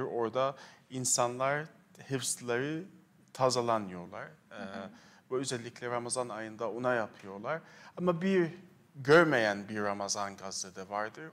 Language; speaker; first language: Turkish; non-native, fluent; Arabic